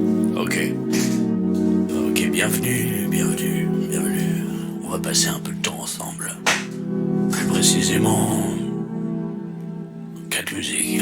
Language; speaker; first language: French; native; French